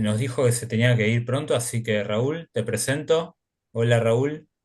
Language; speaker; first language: Spanish; native; Spanish